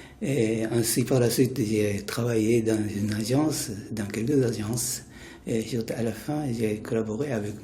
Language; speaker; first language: French; non-native, fluent; Japanese